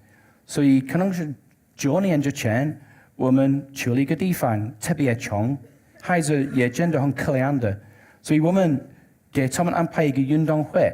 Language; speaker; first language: Chinese; non-native, learner; English